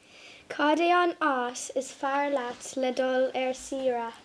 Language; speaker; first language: Irish; non-native, local second language; English